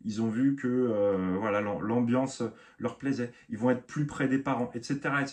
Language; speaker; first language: French; native; French